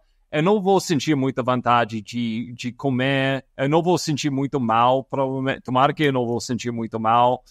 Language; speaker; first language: Portuguese; non-native, fluent; English